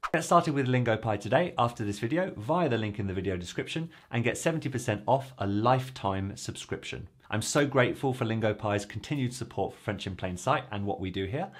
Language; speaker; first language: English; native; English